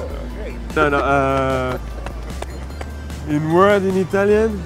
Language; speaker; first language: English; non-native, fluent; French